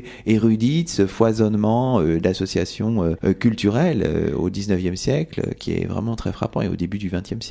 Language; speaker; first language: French; native; French